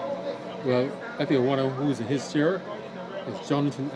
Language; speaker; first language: English; native; English